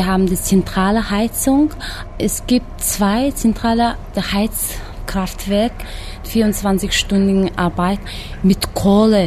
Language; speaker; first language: German; non-native, learner; Mongolian